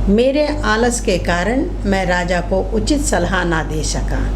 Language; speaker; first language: Hindi; non-native, local second language; Telugu